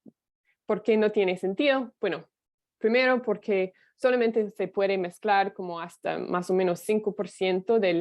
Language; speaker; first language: Spanish; non-native, fluent; English